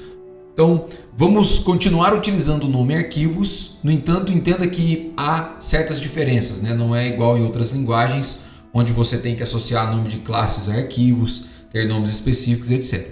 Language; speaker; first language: Portuguese; native; Portuguese